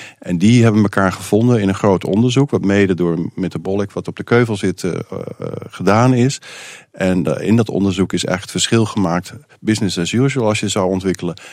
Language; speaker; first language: Dutch; native; Dutch